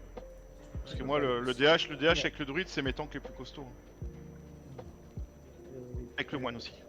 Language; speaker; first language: French; native; French